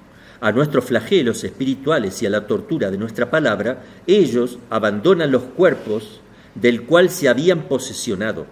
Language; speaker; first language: Spanish; native; Spanish